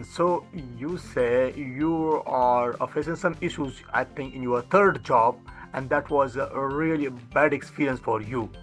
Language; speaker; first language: English; non-native, fluent; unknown